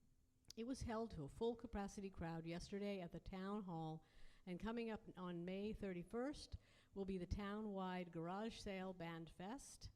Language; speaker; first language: English; native; English